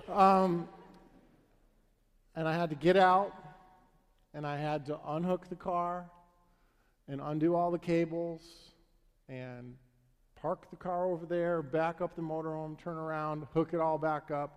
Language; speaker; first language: English; native; English